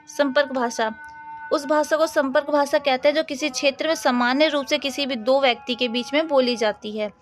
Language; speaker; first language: Hindi; native; Hindi